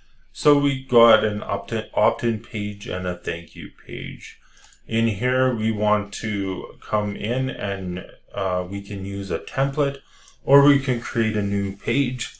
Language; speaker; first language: English; native; English